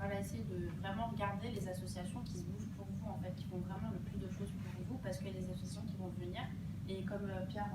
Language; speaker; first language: French; native; French